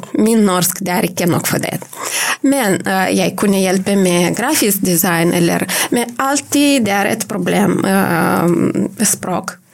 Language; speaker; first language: Norwegian; non-native, learner; Romanian